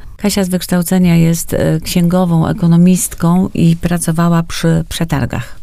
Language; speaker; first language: Polish; native; Polish